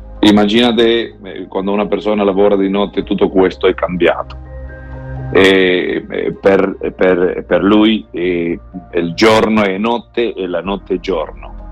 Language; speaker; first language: Italian; non-native, learner; Spanish